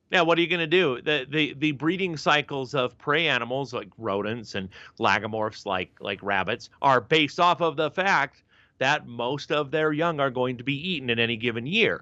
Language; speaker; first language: English; native; English